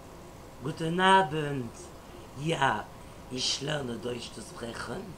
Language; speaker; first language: German; non-native, learner; French